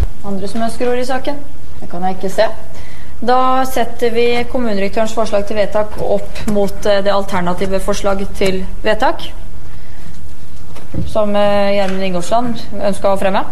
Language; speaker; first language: Norwegian; native; Norwegian